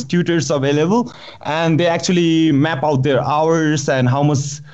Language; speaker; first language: English; non-native, local second language; Nepali